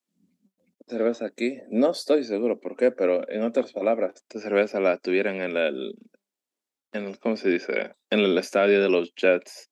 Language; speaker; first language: Spanish; early bilingual, heritage; Spanish